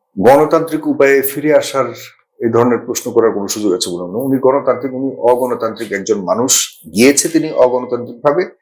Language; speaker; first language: Bangla; native; Bangla